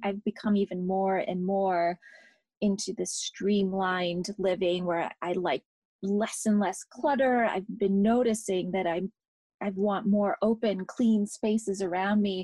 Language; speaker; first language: English; native; English